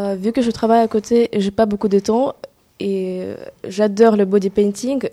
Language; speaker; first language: French; non-native, fluent; Kazakh